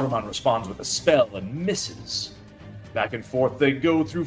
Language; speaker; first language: English; native; English